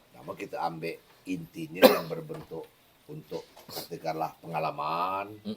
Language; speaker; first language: Malay; native; Malay